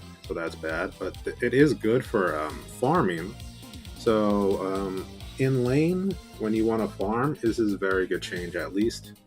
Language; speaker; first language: English; native; English